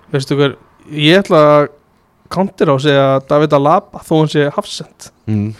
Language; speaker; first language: Icelandic; native; Icelandic